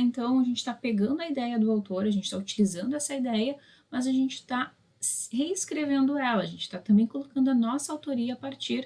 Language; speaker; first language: Portuguese; native; Portuguese